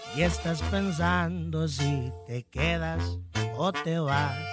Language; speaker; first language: Spanish; native; Spanish